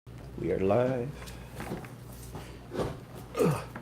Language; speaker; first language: English; native; English